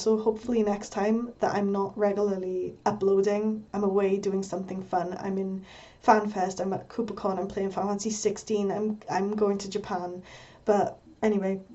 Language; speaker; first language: English; native; English